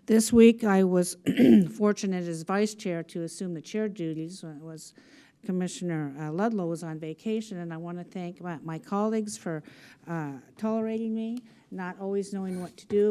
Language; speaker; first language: English; native; English